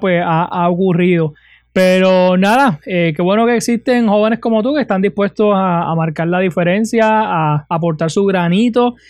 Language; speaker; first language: Spanish; native; Spanish